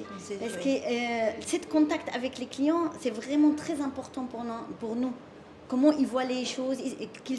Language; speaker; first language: French; non-native, fluent; Arabic